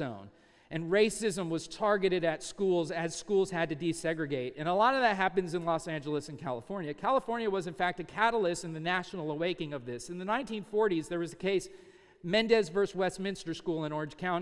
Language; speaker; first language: English; native; English